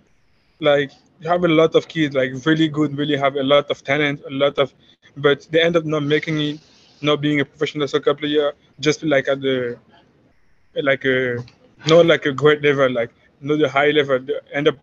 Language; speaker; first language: English; non-native, fluent; French